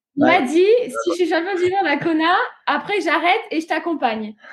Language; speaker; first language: French; native; French